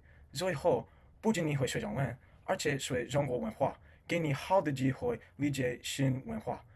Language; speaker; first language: Chinese; non-native, learner; English